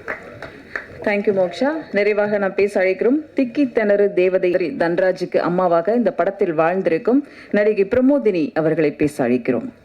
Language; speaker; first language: Tamil; native; Tamil